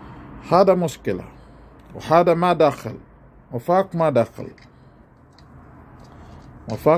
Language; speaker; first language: Arabic; non-native, learner; Filipino